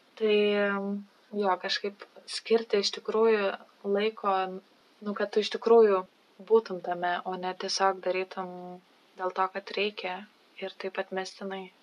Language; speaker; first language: Lithuanian; native; Lithuanian